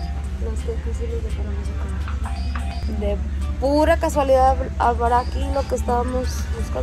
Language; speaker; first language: Spanish; native; Spanish